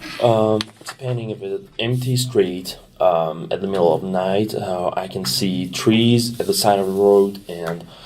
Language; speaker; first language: English; non-native, fluent; Persian